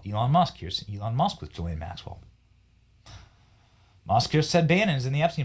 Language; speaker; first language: English; native; English